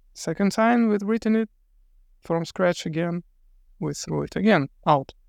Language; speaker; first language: English; non-native, fluent; Lithuanian